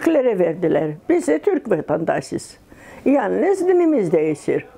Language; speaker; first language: Turkish; non-native, local second language; Greek